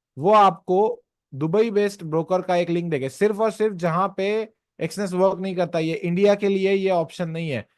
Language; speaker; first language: Hindi; non-native, local second language; Marathi